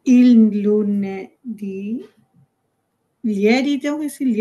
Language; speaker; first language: Italian; non-native, learner; Spanish